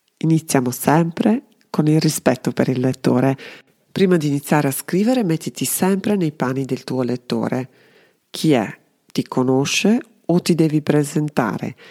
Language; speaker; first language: Italian; non-native, fluent; Serbian